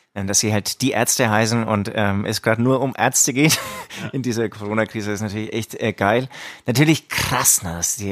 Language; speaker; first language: German; early bilingual, other home language; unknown